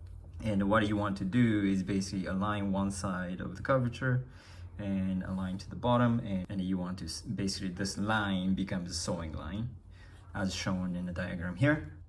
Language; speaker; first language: English; non-native, fluent; Japanese